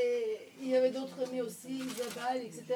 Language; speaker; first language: French; non-native, fluent; Turkish